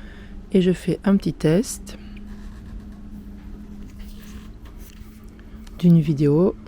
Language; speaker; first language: French; native; French